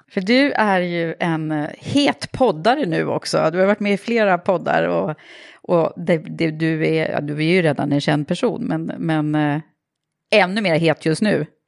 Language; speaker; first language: Swedish; native; Swedish